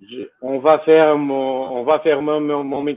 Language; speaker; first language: French; non-native, fluent; Portuguese